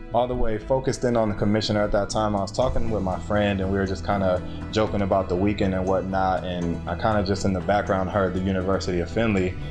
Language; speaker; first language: English; native; English